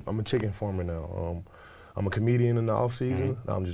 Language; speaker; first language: English; native; English